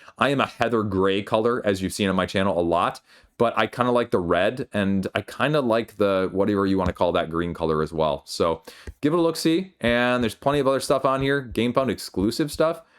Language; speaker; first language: English; native; English